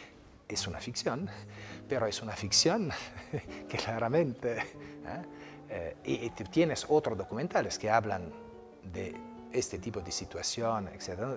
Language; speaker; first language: Spanish; non-native, fluent; Italian